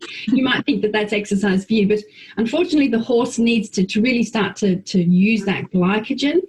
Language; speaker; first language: English; native; English